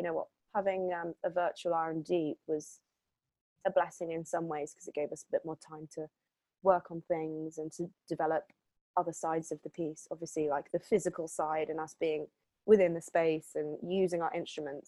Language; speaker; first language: English; native; English